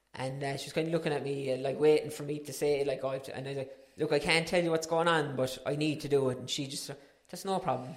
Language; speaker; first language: English; native; English